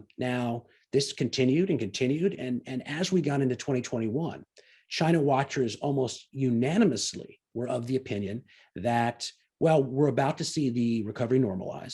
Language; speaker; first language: English; native; English